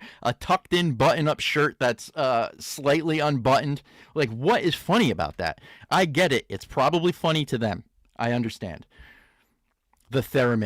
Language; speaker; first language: English; native; English